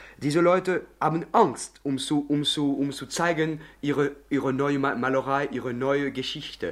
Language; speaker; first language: German; non-native, learner; French